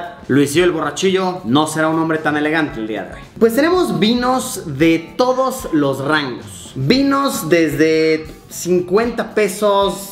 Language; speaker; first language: Spanish; native; Spanish